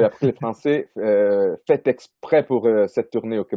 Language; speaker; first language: French; non-native, fluent; Italian